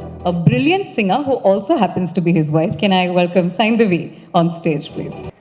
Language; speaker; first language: English; non-native, local second language; Tamil